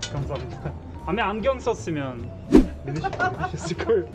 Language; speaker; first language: Korean; non-native, fluent; Russian